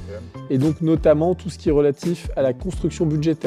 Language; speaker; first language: French; native; French